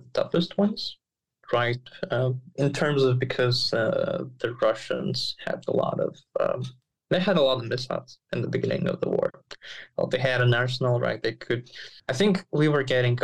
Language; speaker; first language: English; non-native, fluent; Ukrainian